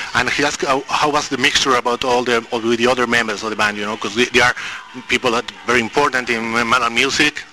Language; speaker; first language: English; non-native, fluent; Spanish